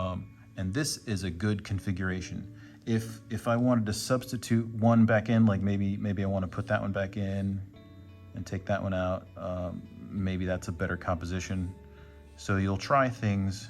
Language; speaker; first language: English; native; English